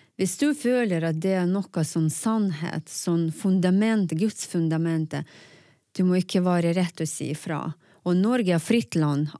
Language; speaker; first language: Norwegian; non-native, fluent; Ukrainian